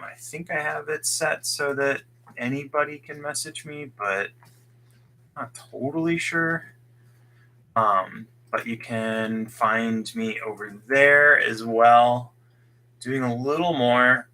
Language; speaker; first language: English; native; English